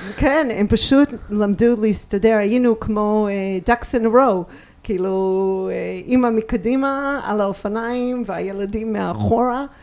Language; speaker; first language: Hebrew; non-native, fluent; English